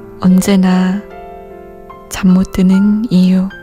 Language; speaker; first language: Korean; native; Korean